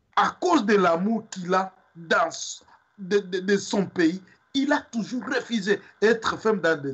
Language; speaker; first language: French; non-native, local second language; Swahili